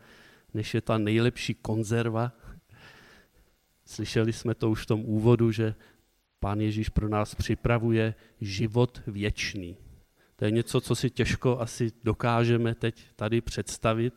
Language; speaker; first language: Czech; native; Czech